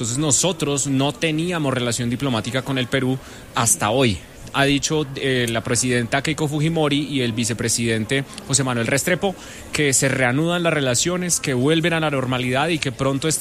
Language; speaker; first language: Spanish; native; Spanish